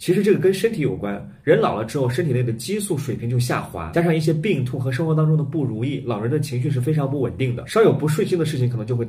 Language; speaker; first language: Chinese; native; Chinese